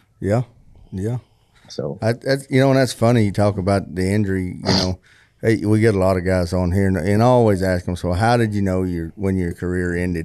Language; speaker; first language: English; native; English